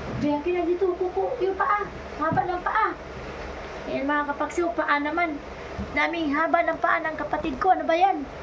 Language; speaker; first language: Filipino; native; Filipino